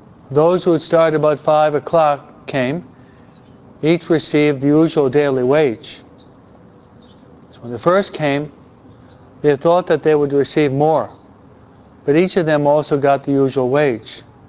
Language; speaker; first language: English; native; English